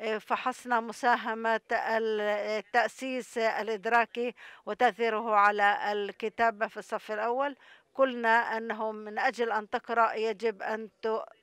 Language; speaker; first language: Arabic; non-native, local second language; Hebrew